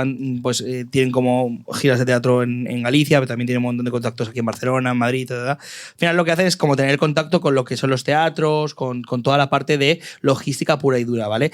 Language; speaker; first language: Spanish; native; Spanish